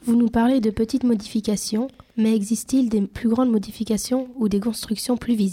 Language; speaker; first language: French; native; French